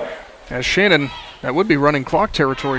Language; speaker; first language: English; native; English